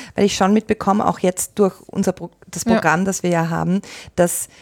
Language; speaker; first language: German; native; German